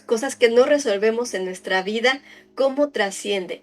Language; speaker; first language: Spanish; native; Spanish